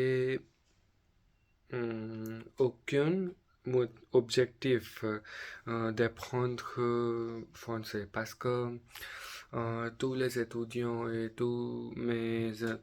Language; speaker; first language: French; non-native, learner; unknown